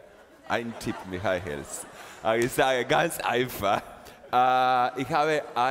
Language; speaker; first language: German; non-native, learner; Spanish